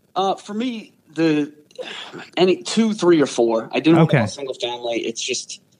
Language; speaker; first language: English; native; English